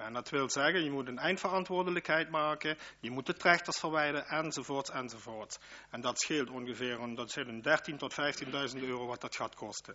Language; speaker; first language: Dutch; native; Dutch